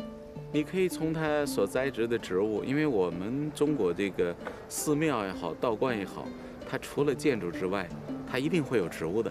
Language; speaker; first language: Chinese; native; Chinese